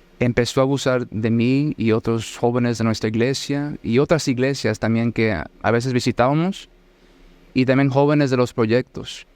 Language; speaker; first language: Spanish; early bilingual, heritage; Spanish